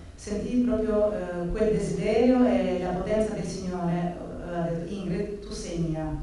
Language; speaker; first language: Italian; non-native, fluent; Albanian